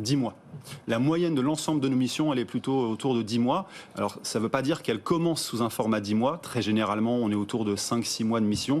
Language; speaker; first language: French; native; French